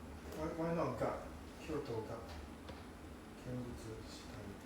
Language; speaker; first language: Japanese; non-native, learner; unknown